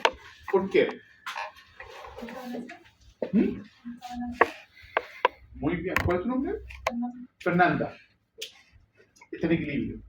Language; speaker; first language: Spanish; native; Spanish